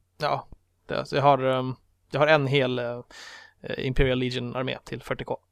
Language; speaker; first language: Swedish; native; Swedish